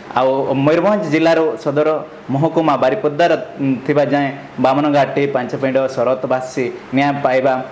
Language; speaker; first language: Odia; non-native, local second language; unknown